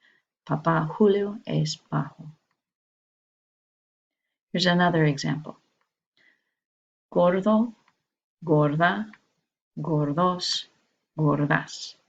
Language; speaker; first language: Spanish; non-native, fluent; English